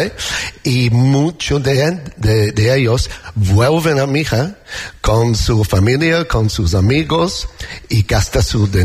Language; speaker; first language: Spanish; non-native, learner; English